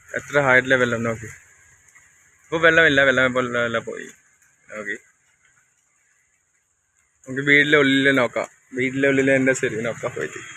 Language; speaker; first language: Malayalam; non-native, learner; Assamese